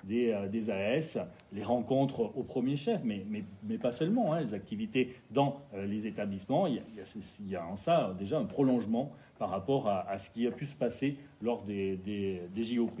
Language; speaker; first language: French; native; French